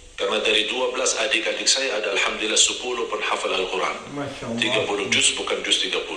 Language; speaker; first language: Indonesian; non-native, fluent; Arabic